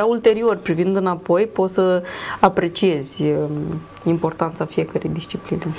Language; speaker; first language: Romanian; native; Romanian